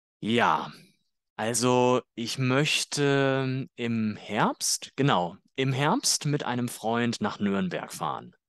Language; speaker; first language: German; native; German